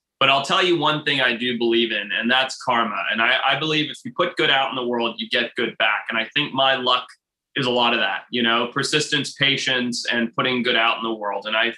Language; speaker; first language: English; native; English